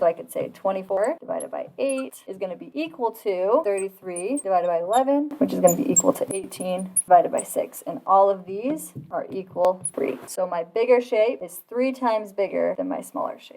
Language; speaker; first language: English; native; English